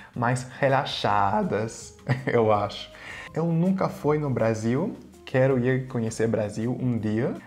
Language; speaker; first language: Portuguese; non-native, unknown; English